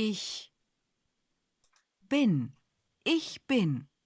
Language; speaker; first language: German; non-native, learner; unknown